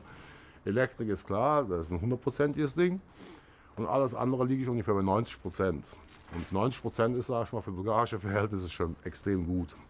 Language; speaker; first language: German; native; German